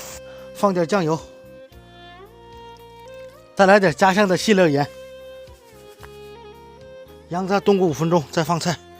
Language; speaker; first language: Chinese; native; Chinese